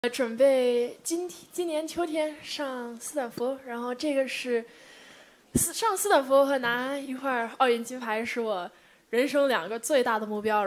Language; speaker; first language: Chinese; early bilingual, heritage; Chinese